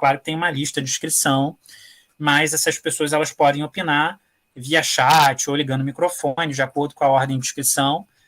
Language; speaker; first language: Portuguese; native; Portuguese